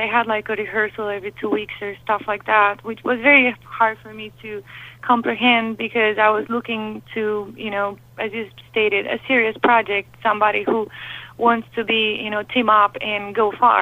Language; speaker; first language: English; non-native, fluent; Romanian